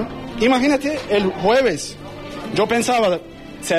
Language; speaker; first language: Spanish; non-native, learner; Turkish